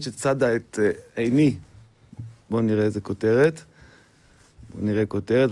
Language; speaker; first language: Hebrew; native; Hebrew